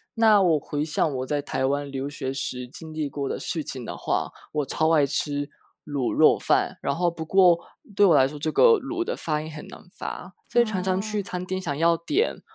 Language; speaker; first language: Chinese; non-native, fluent; Japanese